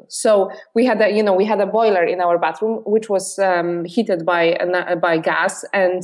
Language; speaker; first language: English; non-native, fluent; Polish